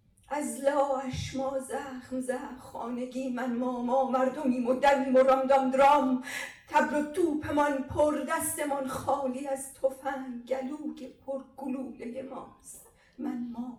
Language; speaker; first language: Persian; non-native, local second language; Azerbaijani